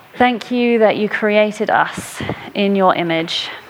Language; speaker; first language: English; native; English